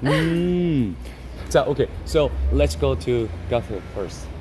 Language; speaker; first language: English; non-native, learner; Korean